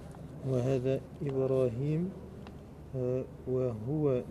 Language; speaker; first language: Arabic; non-native, learner; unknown